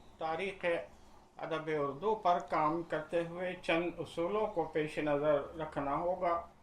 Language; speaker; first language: Urdu; native; Urdu